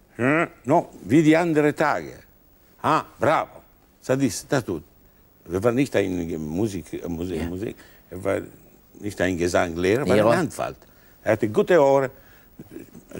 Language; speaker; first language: German; non-native, learner; Italian